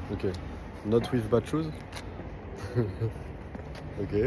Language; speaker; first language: English; non-native, learner; French